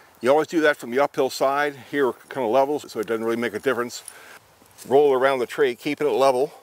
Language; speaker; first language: English; native; English